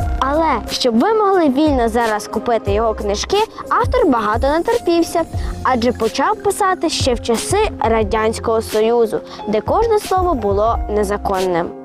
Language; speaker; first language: Ukrainian; native; Ukrainian